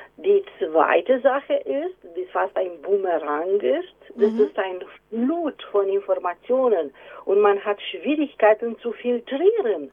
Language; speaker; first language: German; non-native, fluent; Romanian